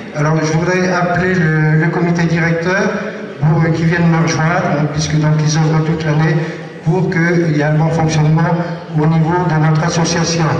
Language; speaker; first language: French; native; French